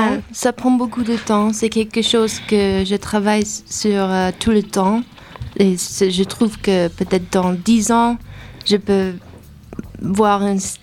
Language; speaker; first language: French; non-native, fluent; English